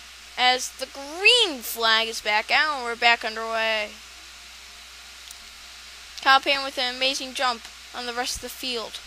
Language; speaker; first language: English; native; English